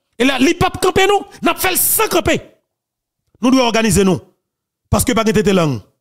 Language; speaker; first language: French; non-native, local second language; Haitian Creole